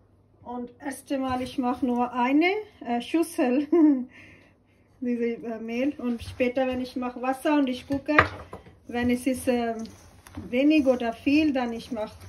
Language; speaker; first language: German; non-native, learner; Urdu